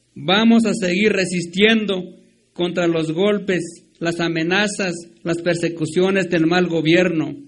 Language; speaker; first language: Spanish; non-native, local second language; Tzotzil